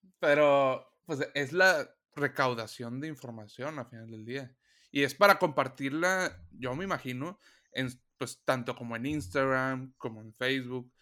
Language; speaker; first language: Spanish; native; Spanish